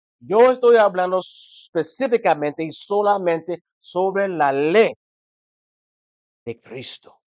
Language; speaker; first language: Spanish; non-native, fluent; English